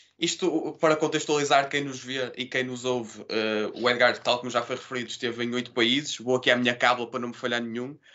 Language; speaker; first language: Portuguese; native; Portuguese